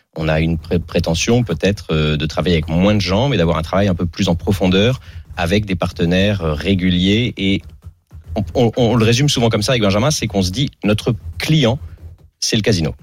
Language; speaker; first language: French; native; French